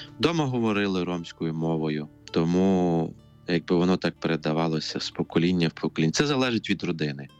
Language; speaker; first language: Ukrainian; non-native, local second language; Romany